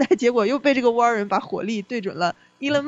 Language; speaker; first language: Chinese; native; Chinese